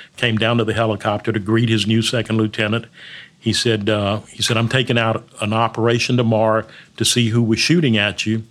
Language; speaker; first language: English; early bilingual, other home language; Spanish